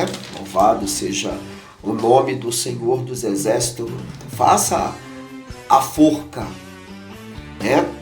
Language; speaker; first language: Portuguese; native; Portuguese